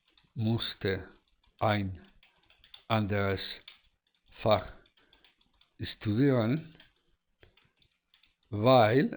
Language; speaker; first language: German; non-native, fluent; Spanish